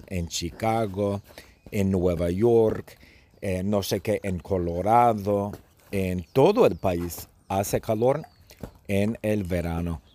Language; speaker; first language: Spanish; early bilingual, heritage; Spanish